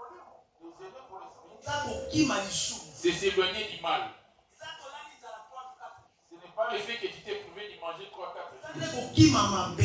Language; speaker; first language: French; non-native, local second language; Lingala